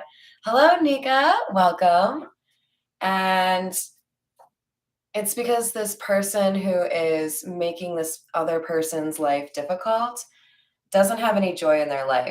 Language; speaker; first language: English; native; English